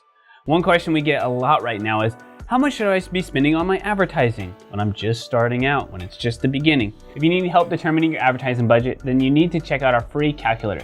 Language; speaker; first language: English; native; English